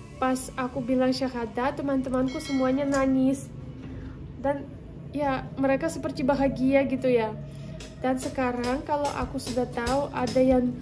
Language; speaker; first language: Indonesian; non-native, fluent; Russian